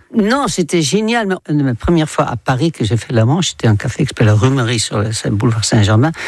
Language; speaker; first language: French; non-native, fluent; Dutch